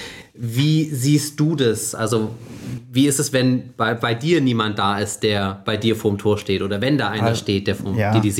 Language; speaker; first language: German; native; German